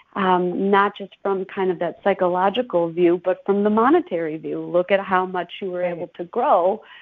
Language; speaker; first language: English; native; English